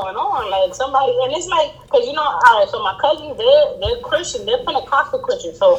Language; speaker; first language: English; early bilingual, other home language; Spanish